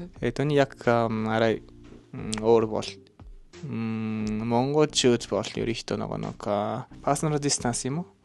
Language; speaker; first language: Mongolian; non-native, learner; Japanese